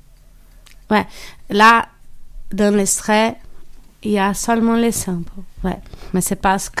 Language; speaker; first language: French; non-native, learner; Portuguese